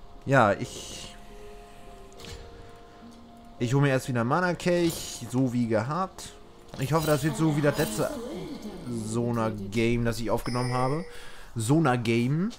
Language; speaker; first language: German; native; German